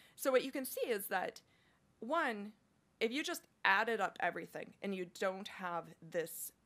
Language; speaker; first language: English; native; English